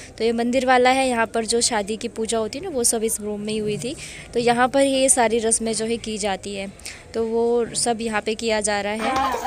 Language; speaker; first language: Hindi; native; Hindi